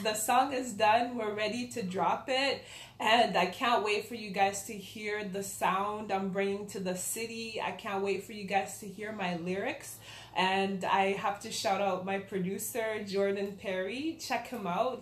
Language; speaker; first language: English; early bilingual, other home language; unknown